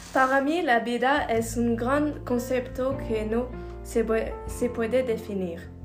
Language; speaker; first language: Spanish; non-native, learner; French